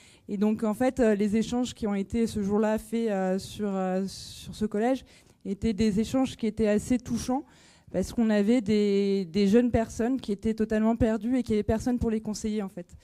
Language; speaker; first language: French; native; French